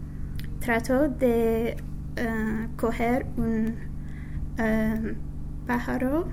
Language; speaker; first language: Spanish; non-native, learner; English